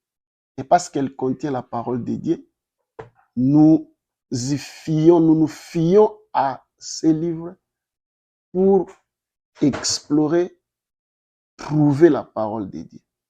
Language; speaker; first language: French; non-native, local second language; Lingala